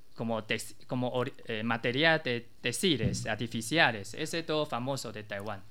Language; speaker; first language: Spanish; non-native, learner; Chinese